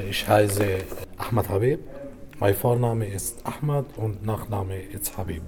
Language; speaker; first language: German; non-native, learner; Arabic